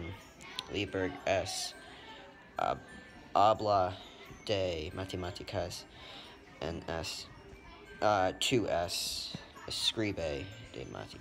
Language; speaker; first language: Spanish; non-native, learner; English